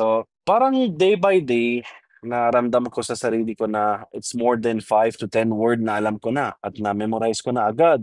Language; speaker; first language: Filipino; non-native, fluent; Arabic